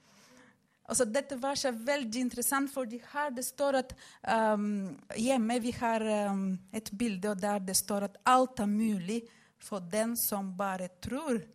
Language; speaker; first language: Swedish; non-native, fluent; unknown